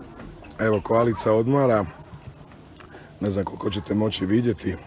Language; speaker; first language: Bosnian; native; Bosnian